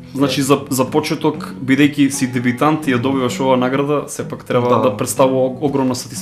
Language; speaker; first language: Macedonian; native; Macedonian